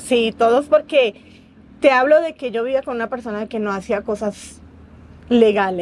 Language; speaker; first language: Spanish; native; Spanish